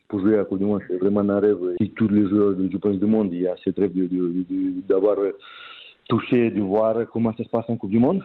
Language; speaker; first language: French; non-native, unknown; Romanian